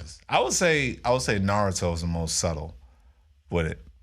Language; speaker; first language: English; native; English